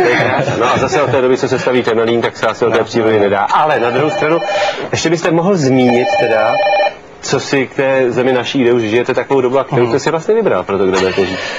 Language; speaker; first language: Czech; native; Czech